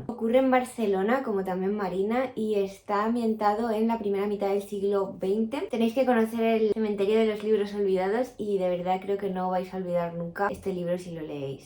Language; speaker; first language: Spanish; native; Spanish